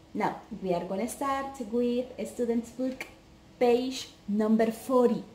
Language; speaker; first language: English; non-native, fluent; Spanish